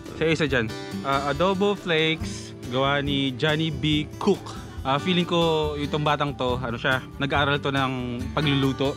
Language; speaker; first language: Filipino; non-native, local second language; Aklanon